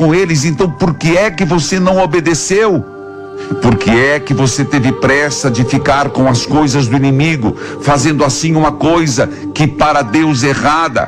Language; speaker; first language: Portuguese; native; Portuguese